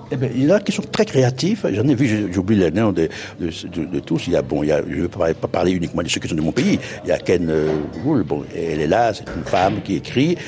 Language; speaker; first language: French; non-native, local second language; Fon